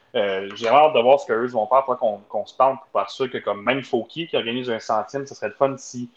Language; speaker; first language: French; native; French